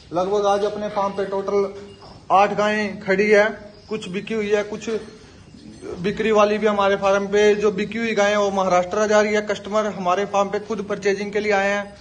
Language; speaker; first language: Hindi; native; Hindi